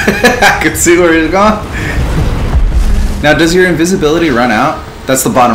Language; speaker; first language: English; native; English